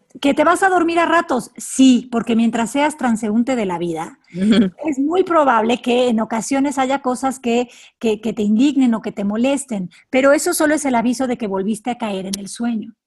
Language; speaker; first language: Spanish; native; Spanish